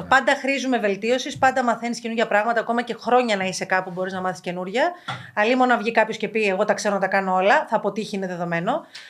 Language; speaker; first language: Greek; native; Greek